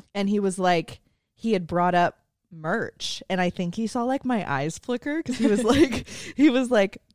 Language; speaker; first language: English; native; English